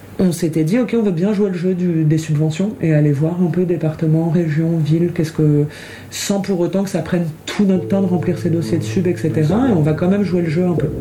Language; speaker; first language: French; native; French